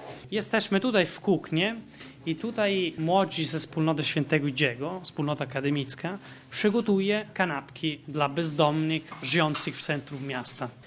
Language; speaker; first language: Polish; non-native, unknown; Italian